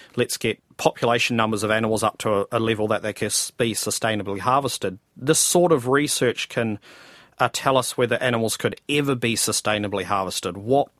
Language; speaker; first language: English; native; English